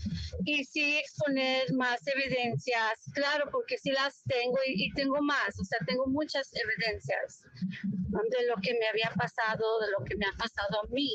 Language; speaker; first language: Spanish; early bilingual, heritage; Spanish